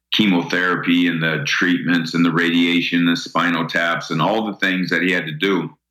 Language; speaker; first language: English; native; English